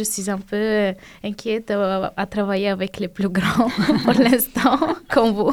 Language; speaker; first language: French; non-native, fluent; Bulgarian